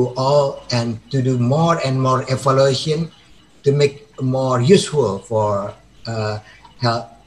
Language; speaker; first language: English; non-native, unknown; Indonesian